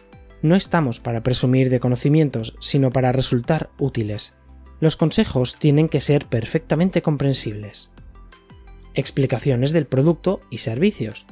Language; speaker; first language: Spanish; native; Spanish